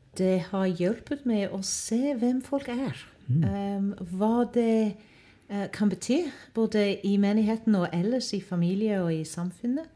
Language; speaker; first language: Norwegian; non-native, fluent; English